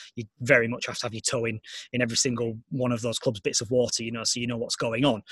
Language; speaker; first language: English; native; English